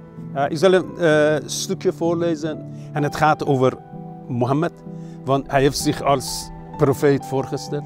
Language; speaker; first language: Dutch; non-native, fluent; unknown